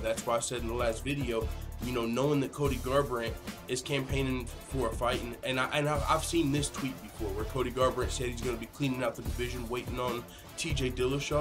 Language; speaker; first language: English; native; English